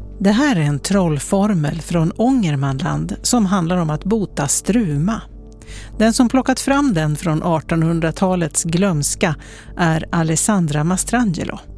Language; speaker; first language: Swedish; native; Swedish